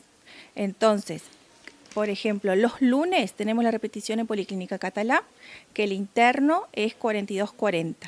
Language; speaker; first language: Spanish; native; Spanish